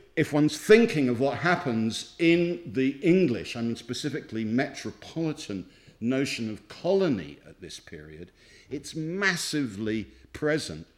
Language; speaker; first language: English; native; English